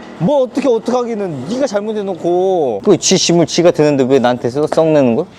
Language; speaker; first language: Korean; native; Korean